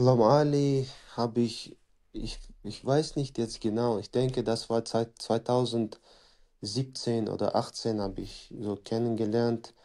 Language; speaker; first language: German; non-native, fluent; Chechen